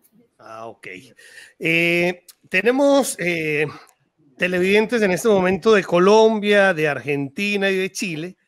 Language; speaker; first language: Spanish; native; Spanish